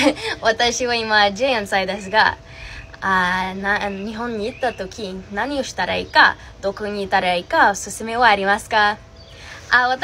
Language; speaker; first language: Japanese; non-native, learner; English